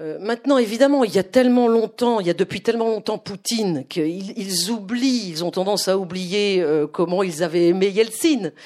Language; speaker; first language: French; native; French